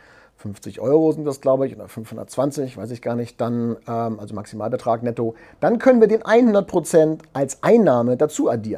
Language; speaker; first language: German; native; German